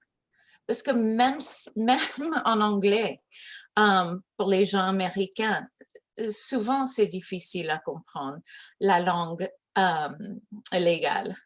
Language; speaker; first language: French; early bilingual, heritage; English